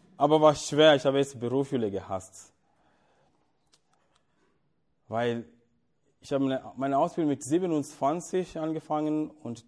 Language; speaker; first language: German; non-native, fluent; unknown